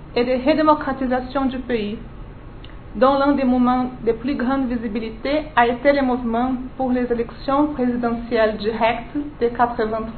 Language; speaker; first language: French; non-native, fluent; Portuguese